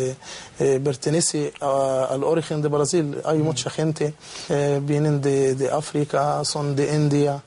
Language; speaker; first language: Spanish; non-native, learner; Arabic